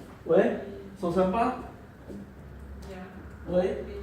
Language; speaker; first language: French; non-native, fluent; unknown